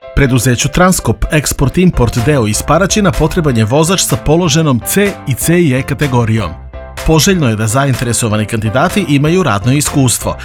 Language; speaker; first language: Serbian; native; Serbian